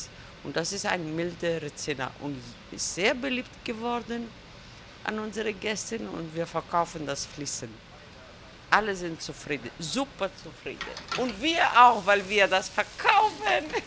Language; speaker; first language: German; non-native, fluent; Greek